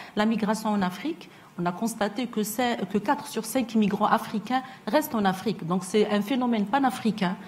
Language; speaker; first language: French; non-native, local second language; Arabic